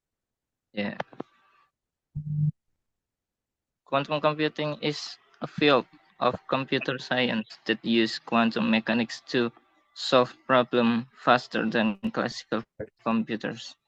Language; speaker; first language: English; non-native, learner; Indonesian